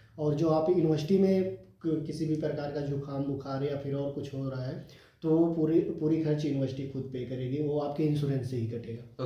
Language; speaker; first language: Hindi; native; Hindi